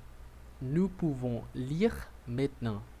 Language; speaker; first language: French; non-native, learner; Portuguese